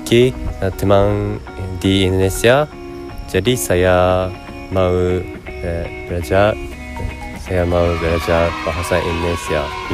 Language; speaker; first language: Indonesian; non-native, learner; Japanese